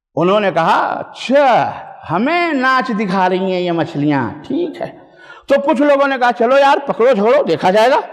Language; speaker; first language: Urdu; native; Urdu